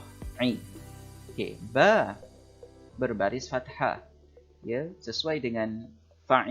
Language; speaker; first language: Malay; native; Malay